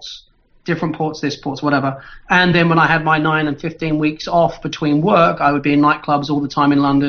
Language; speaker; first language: English; native; English